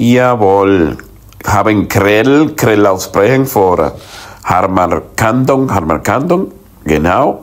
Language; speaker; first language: German; non-native, learner; Spanish